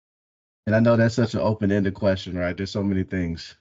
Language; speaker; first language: English; native; English